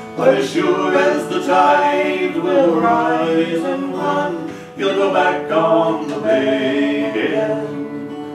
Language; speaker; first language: English; native; English